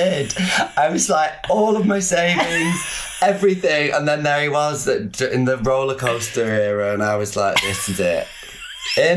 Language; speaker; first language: English; native; English